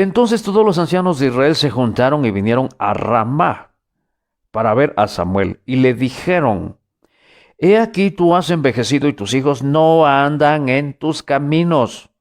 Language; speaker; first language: Spanish; native; Spanish